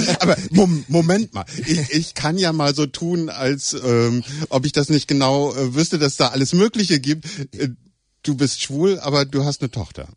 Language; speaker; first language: German; native; German